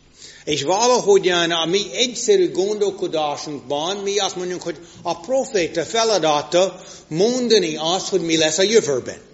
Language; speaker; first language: Hungarian; non-native, fluent; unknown